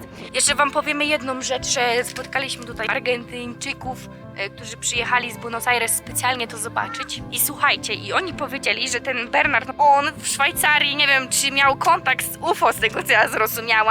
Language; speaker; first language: Polish; native; Polish